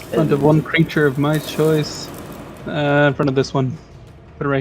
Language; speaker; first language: English; native; English